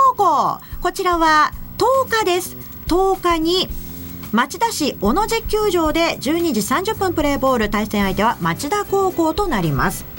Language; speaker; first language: Japanese; native; Japanese